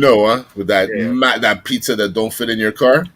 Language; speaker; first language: English; native; English